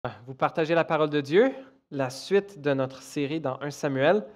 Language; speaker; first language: French; native; French